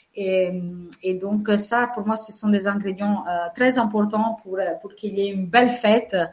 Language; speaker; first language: French; non-native, fluent; Italian